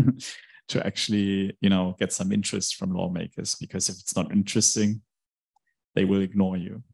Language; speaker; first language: English; non-native, fluent; German